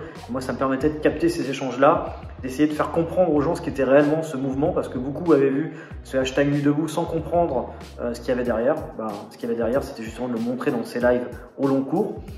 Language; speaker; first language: French; native; French